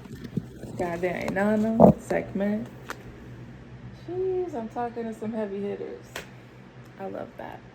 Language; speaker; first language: English; native; English